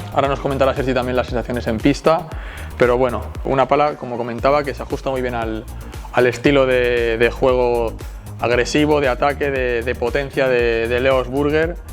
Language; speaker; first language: Spanish; native; Spanish